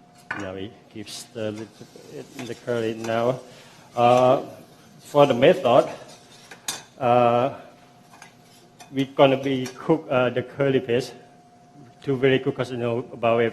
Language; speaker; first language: English; non-native, fluent; Thai